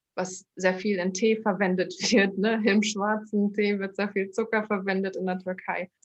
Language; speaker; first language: German; early bilingual, other home language; Turkish